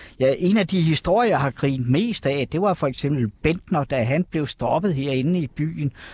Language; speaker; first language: Danish; native; Danish